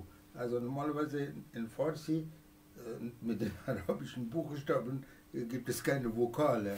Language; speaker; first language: German; non-native, fluent; Persian